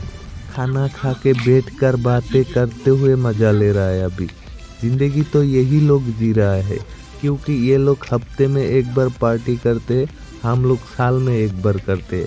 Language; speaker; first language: Hindi; non-native, local second language; Assamese